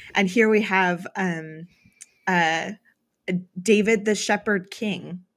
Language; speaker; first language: English; native; English